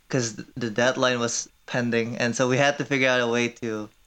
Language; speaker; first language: English; early bilingual, other home language; Korean